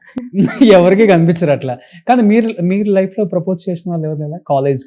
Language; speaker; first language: Telugu; native; Telugu